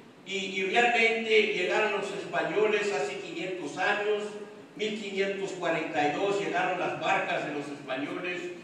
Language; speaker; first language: Spanish; early bilingual, heritage; Spanish